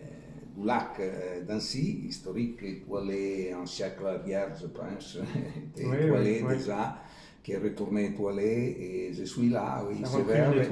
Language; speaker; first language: French; non-native, learner; Italian